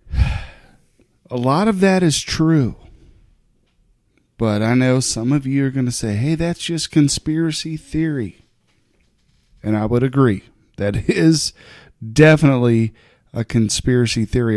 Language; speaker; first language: English; native; English